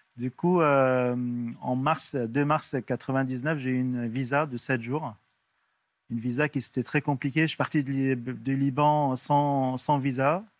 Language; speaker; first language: French; non-native, fluent; Arabic